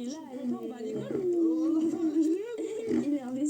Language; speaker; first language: French; native; French